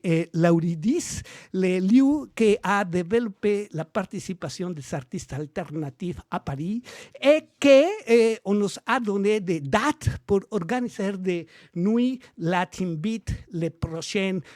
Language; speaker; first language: French; non-native, learner; Spanish